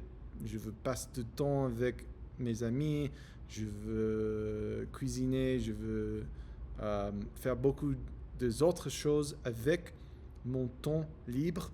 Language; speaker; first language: French; non-native, learner; English